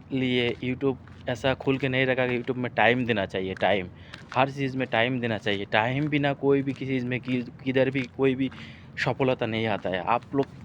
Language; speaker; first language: Hindi; non-native, learner; Bangla